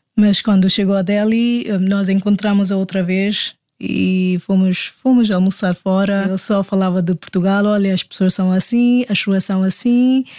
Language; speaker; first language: Portuguese; non-native, fluent; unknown